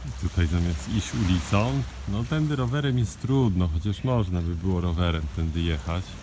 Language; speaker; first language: Polish; native; Polish